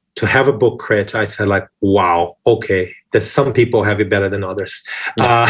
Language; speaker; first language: English; non-native, fluent; Portuguese